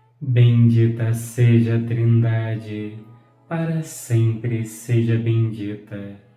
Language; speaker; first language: Portuguese; native; Portuguese